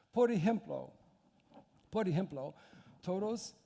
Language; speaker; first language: Spanish; non-native, learner; English